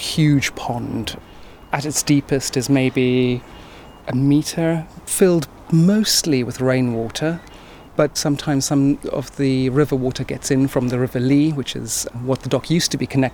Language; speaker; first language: English; native; English